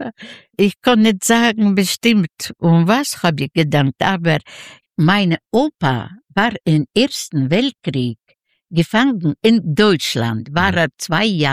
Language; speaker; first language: German; non-native, learner; Yiddish